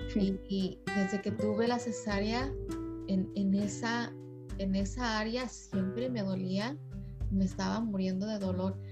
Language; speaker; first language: Spanish; early bilingual, heritage; Spanish